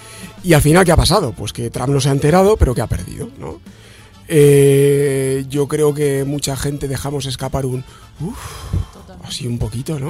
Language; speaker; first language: Spanish; native; Spanish